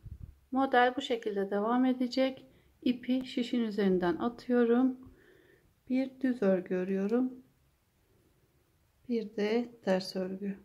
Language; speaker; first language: Turkish; native; Turkish